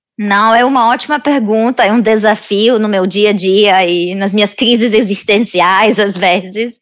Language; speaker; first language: Portuguese; non-native, fluent; Romanian